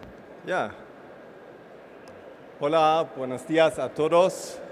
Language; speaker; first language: Spanish; non-native, fluent; German